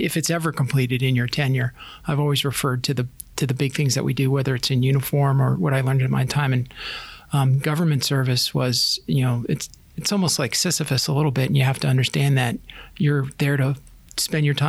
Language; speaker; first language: English; native; English